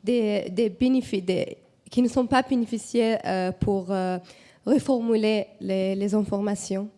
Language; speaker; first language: French; non-native, learner; Arabic